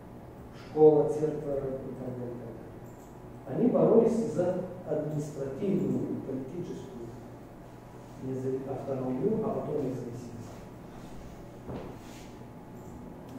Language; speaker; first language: Russian; non-native, fluent; Bulgarian